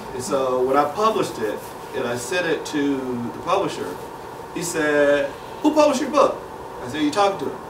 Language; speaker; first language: English; native; English